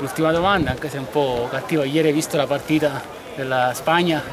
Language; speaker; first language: Italian; native; Italian